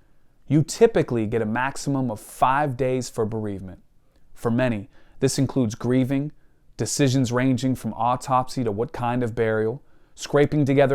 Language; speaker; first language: English; native; English